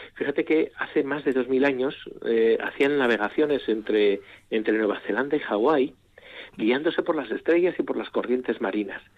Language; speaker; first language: Spanish; native; Spanish